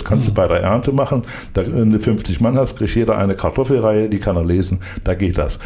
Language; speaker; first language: German; native; German